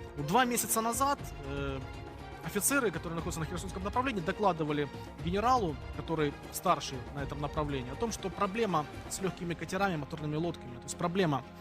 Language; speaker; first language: Russian; native; Russian